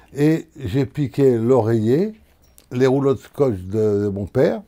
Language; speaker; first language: French; native; French